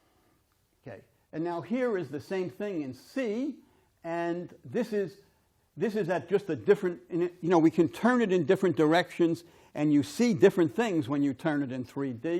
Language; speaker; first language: English; native; English